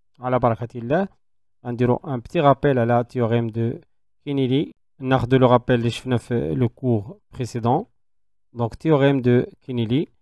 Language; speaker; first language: French; non-native, local second language; Arabic